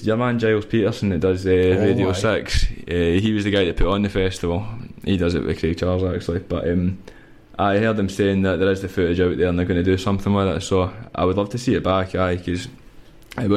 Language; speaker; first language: English; native; English